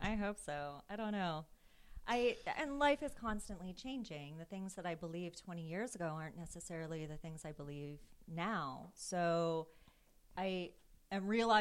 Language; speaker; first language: English; native; English